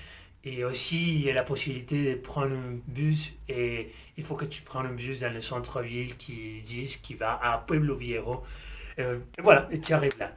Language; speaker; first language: French; non-native, fluent; Spanish